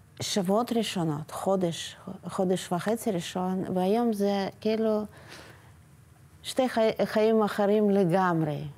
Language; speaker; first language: Hebrew; non-native, fluent; Russian